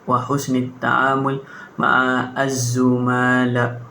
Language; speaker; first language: Arabic; non-native, learner; Malay